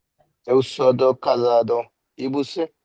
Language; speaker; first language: Portuguese; non-native, learner; Bangla